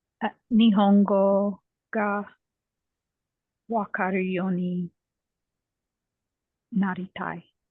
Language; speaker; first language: Japanese; non-native, learner; English